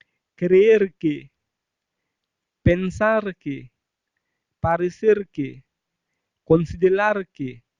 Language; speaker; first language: Spanish; non-native, fluent; Haitian Creole